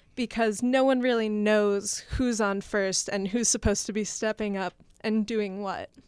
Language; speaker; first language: English; native; English